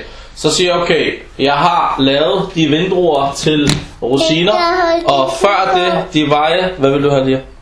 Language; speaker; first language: Danish; early bilingual, other home language; Arabic